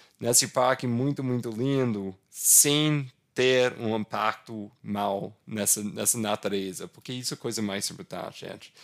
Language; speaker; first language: Portuguese; non-native, fluent; English